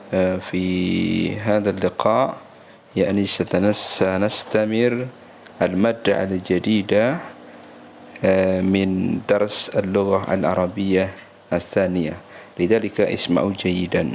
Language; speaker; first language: Arabic; non-native, fluent; Indonesian